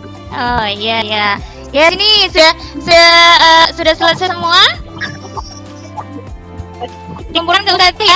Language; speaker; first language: Indonesian; native; Indonesian